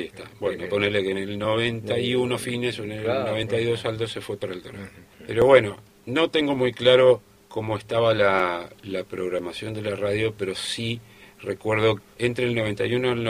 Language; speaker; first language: Spanish; native; Spanish